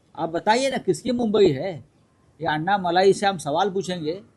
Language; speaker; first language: Hindi; non-native, local second language; Marathi